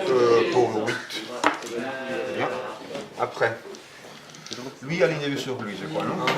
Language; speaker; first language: French; non-native, learner; Italian